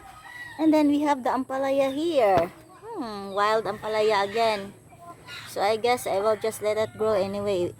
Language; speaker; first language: English; non-native, local second language; Filipino